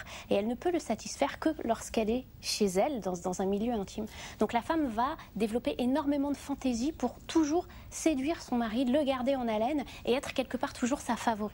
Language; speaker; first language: French; native; French